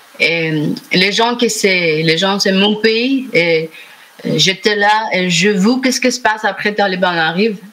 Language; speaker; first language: French; non-native, learner; Persian